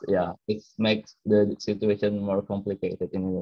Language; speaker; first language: English; non-native, learner; Indonesian